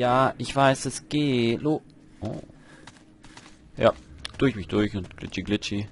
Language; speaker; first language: German; native; German